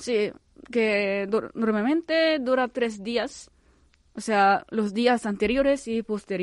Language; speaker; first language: Spanish; non-native, fluent; Korean